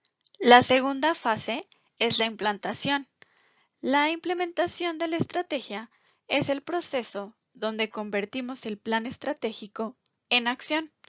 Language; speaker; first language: Spanish; native; Spanish